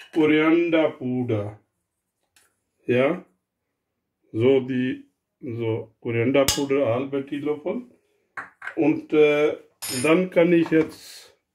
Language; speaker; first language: German; non-native, learner; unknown